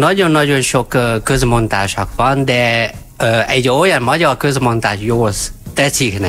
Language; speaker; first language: Hungarian; non-native, learner; Chinese